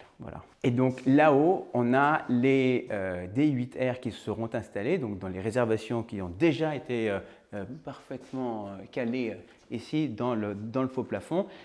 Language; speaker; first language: French; native; French